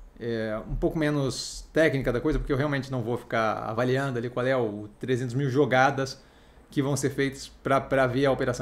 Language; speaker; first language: Portuguese; native; Portuguese